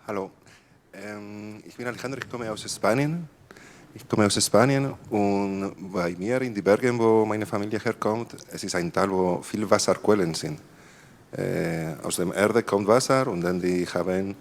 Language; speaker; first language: German; non-native, learner; Spanish